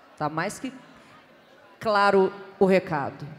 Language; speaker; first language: Portuguese; native; Portuguese